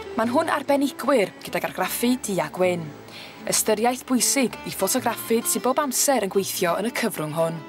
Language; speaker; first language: Welsh; native; Welsh